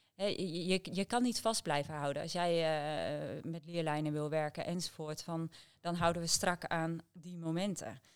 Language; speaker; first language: Dutch; native; Dutch